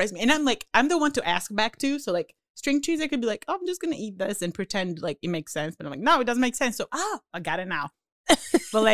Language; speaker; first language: English; non-native, fluent; Portuguese